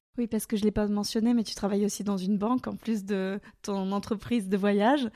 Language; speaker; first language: French; native; French